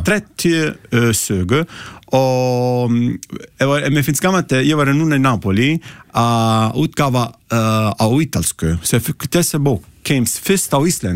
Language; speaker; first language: Icelandic; non-native, learner; Italian